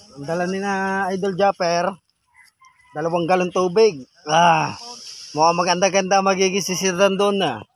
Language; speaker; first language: Filipino; native; Filipino